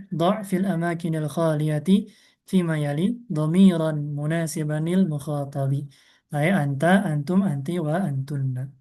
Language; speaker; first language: Arabic; non-native, fluent; Indonesian